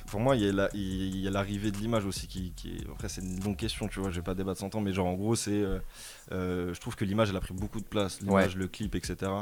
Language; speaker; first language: French; native; French